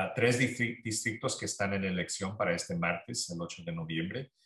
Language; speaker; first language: Spanish; early bilingual, heritage; Spanish